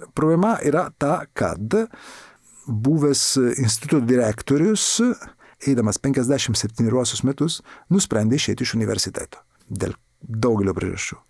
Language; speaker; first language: Lithuanian; non-native, fluent; Italian